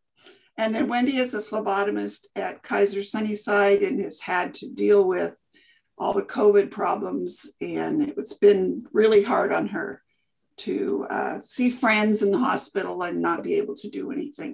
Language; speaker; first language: English; native; English